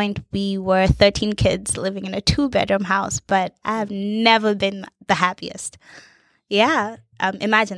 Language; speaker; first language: English; non-native, local second language; Ganda